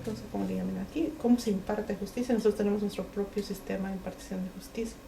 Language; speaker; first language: Spanish; non-native, local second language; Mixtepec Mixtec